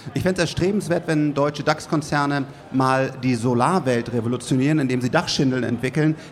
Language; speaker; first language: German; native; German